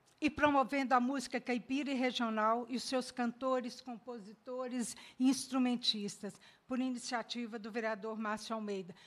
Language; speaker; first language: Portuguese; native; Portuguese